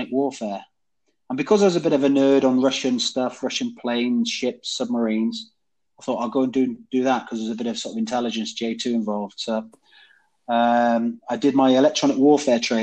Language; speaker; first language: English; native; English